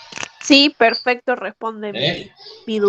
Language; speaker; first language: Spanish; native; Spanish